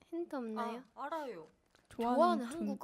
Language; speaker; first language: Korean; non-native, fluent; Japanese